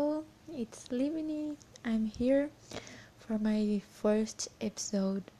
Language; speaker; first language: English; non-native, learner; Portuguese